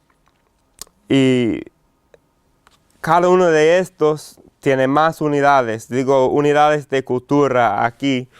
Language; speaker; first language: Spanish; non-native, fluent; English